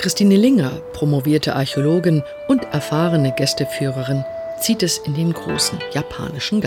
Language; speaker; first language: German; native; German